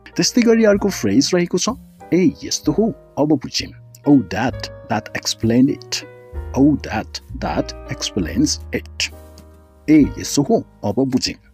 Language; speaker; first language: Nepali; native; Nepali